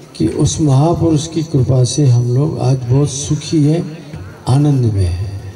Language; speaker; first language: Hindi; non-native, local second language; Gujarati